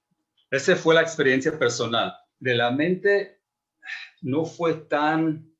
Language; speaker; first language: Spanish; non-native, fluent; Hebrew